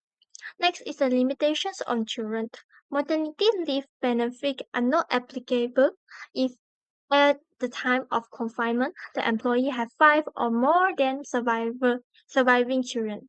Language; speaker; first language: English; non-native, learner; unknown